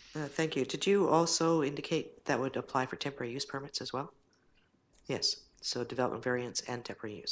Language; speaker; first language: English; native; English